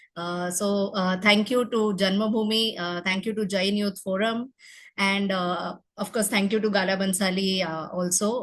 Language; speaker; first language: English; non-native, local second language; Gujarati